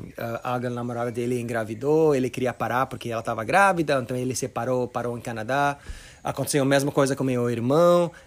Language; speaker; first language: Portuguese; early bilingual, other home language; Arabic